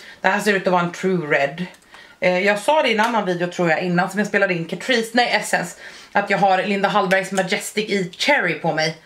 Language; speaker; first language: Swedish; native; Swedish